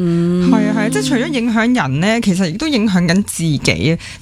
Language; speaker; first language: Cantonese; native; Cantonese